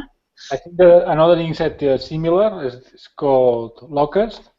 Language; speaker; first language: English; non-native, learner; Spanish